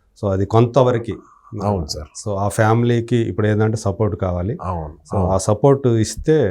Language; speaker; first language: Telugu; native; Telugu